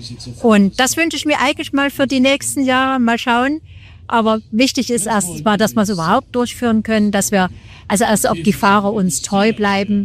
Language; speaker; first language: German; native; German